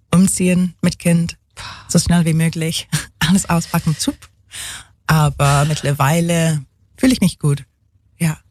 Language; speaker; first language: German; non-native, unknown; English